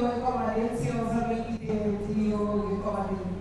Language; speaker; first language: Spanish; non-native, fluent; Haitian Creole